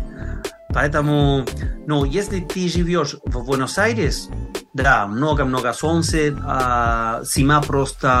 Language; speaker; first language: Russian; non-native, learner; Spanish